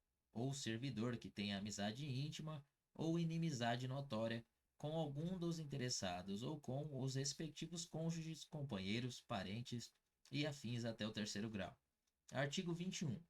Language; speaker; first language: Portuguese; native; Portuguese